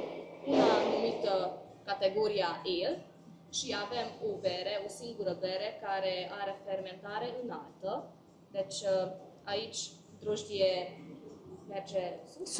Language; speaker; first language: Romanian; non-native, local second language; Hungarian